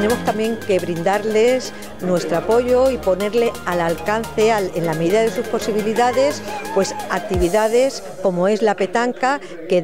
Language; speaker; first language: Spanish; native; Spanish